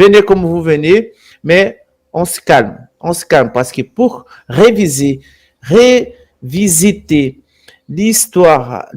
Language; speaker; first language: French; non-native, fluent; Portuguese